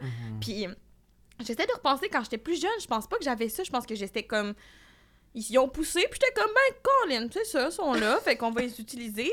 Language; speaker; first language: French; native; French